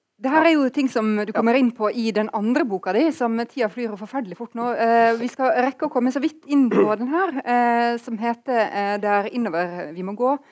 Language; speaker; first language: Norwegian; native; Norwegian